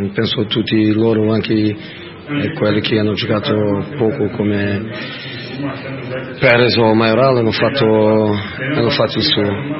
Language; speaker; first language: Italian; non-native, fluent; Portuguese